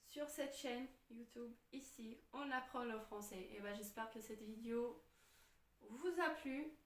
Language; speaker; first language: French; non-native, fluent; Arabic